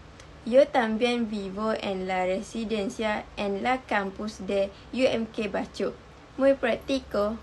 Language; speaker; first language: Spanish; non-native, learner; Malay